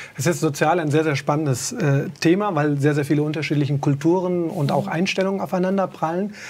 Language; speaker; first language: German; native; German